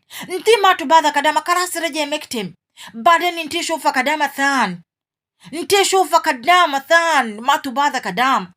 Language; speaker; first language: Arabic; non-native, learner; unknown